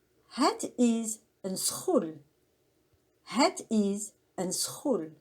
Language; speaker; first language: Dutch; non-native, learner; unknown